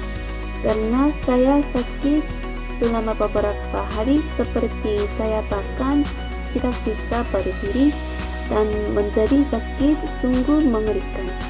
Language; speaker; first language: Indonesian; non-native, fluent; Korean